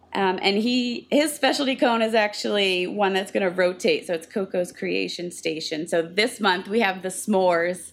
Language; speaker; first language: English; native; English